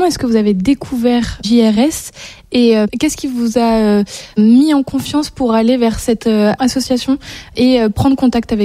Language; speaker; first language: French; native; French